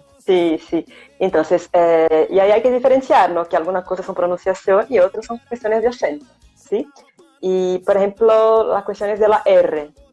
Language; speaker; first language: Spanish; non-native, fluent; Portuguese